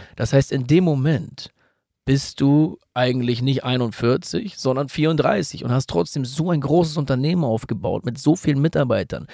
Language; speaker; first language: German; native; German